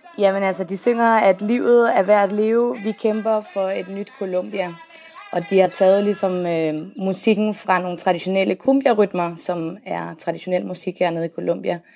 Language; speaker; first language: Danish; native; Danish